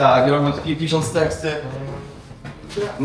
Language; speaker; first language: Polish; native; Polish